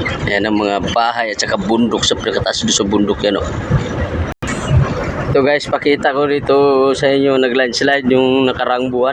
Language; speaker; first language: Filipino; non-native, local second language; Hiligaynon